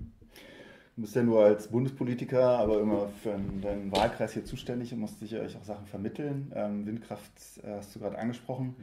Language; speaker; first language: German; native; German